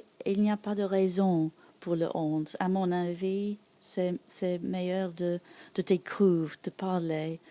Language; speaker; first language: French; non-native, learner; English